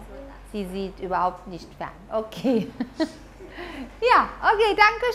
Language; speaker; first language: German; non-native, fluent; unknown